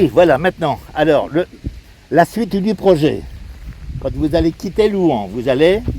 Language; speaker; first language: French; native; French